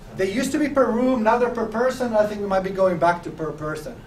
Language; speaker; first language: English; non-native, fluent; Finnish